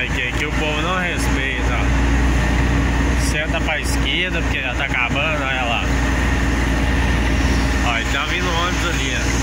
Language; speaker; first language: Portuguese; native; Portuguese